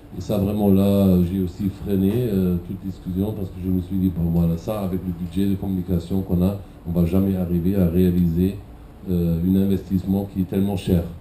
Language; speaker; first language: French; non-native, fluent; German